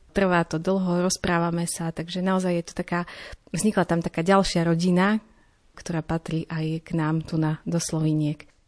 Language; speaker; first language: Slovak; native; Slovak